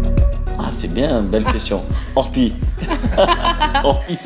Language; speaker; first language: French; non-native, fluent; Portuguese